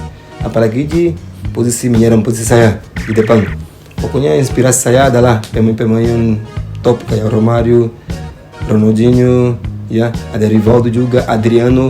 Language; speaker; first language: Indonesian; non-native, fluent; Portuguese